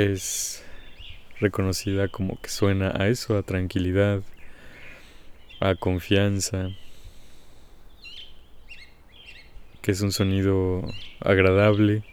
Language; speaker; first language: Spanish; native; Spanish